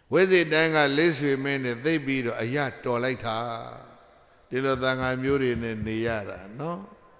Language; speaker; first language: Burmese; native; Burmese